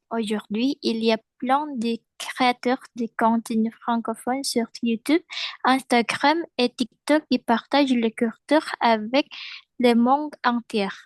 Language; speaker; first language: French; non-native, learner; Indonesian